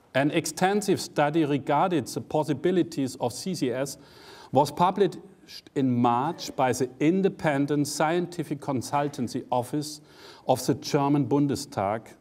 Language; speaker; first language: English; non-native, fluent; German